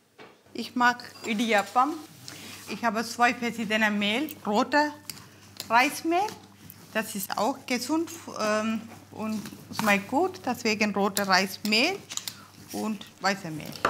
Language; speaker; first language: German; non-native, learner; Tamil